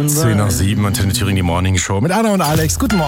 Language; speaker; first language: German; native; German